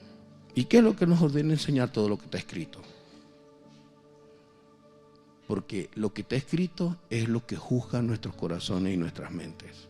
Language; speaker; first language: Spanish; native; Spanish